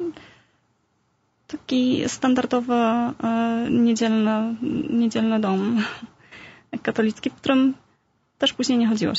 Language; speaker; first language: Polish; native; Polish